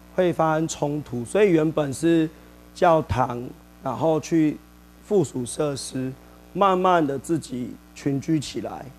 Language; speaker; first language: Chinese; native; Chinese